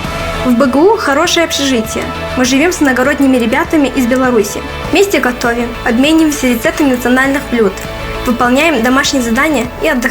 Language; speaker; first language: Russian; native; Russian